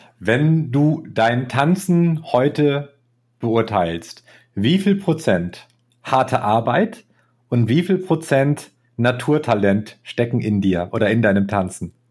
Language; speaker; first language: German; native; German